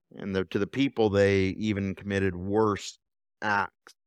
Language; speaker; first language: English; native; English